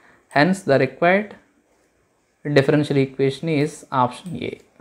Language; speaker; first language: English; non-native, local second language; Telugu